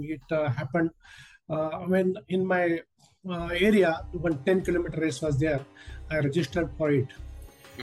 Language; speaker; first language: English; non-native, local second language; Marathi